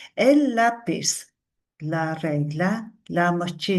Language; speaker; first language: Spanish; non-native, fluent; Mongolian